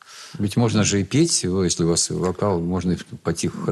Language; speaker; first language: Russian; native; Russian